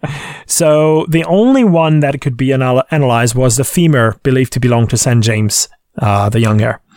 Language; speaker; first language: English; non-native, fluent; Hungarian